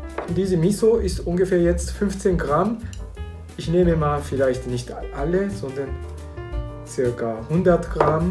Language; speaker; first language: German; non-native, fluent; Japanese